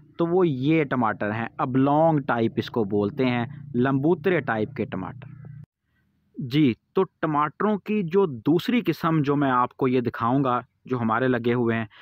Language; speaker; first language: Urdu; non-native, local second language; Punjabi